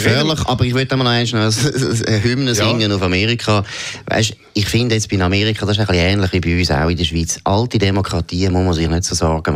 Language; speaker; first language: German; native; German